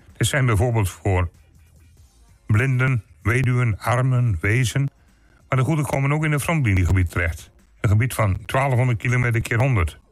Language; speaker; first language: Dutch; native; Dutch